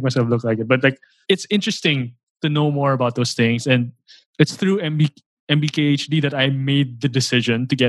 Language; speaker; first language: English; non-native, local second language; Filipino